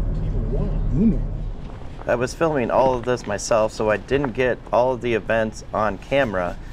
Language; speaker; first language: English; native; English